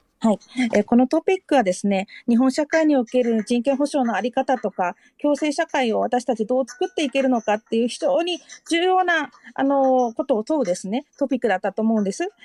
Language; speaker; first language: Japanese; native; Japanese